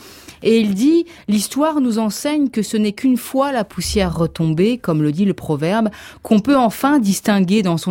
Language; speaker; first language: French; native; French